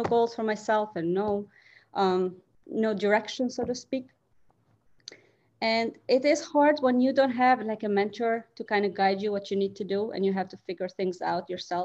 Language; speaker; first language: English; non-native, fluent; Albanian